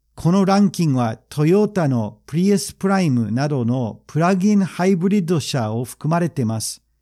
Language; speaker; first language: Japanese; non-native, fluent; English